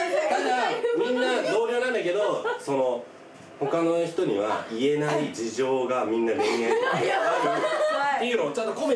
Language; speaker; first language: Japanese; native; Japanese